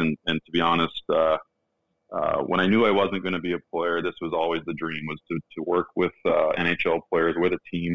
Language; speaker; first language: English; native; English